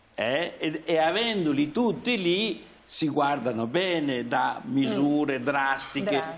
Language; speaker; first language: Italian; native; Italian